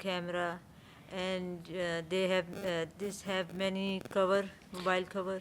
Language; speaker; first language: English; non-native, learner; Urdu